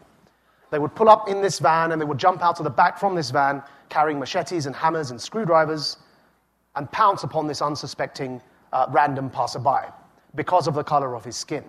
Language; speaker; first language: English; native; English